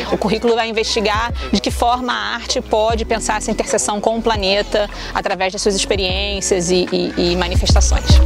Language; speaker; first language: Portuguese; native; Portuguese